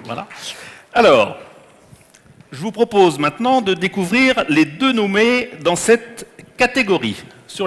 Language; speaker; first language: French; native; French